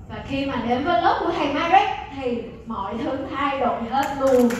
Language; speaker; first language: Vietnamese; native; Vietnamese